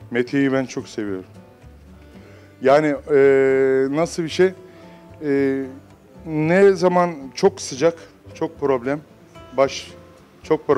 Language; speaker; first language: Turkish; non-native, learner; Arabic